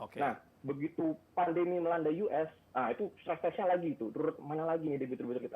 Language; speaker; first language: Indonesian; native; Indonesian